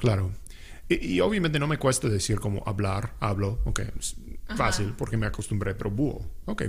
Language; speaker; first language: Spanish; non-native, local second language; English